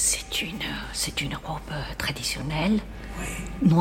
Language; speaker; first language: French; non-native, fluent; Spanish